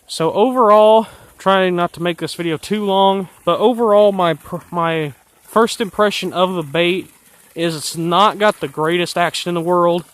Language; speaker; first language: English; native; English